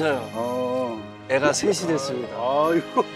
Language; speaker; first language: Korean; native; Korean